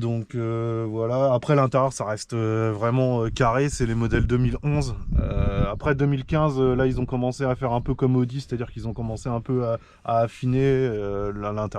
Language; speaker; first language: French; native; French